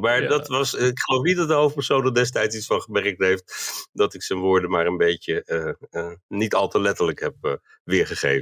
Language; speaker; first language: Dutch; native; Dutch